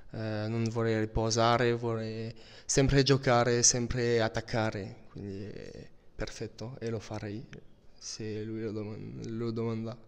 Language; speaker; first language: Italian; non-native, learner; French